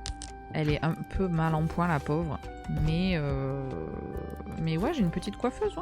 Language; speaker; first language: French; native; French